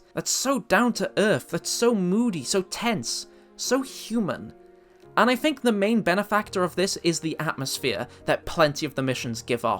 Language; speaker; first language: English; native; English